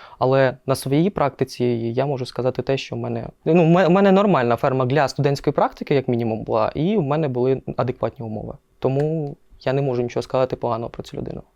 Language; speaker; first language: Ukrainian; non-native, local second language; Russian